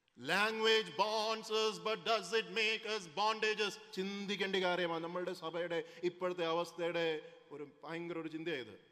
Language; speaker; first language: Malayalam; early bilingual, heritage; Malayalam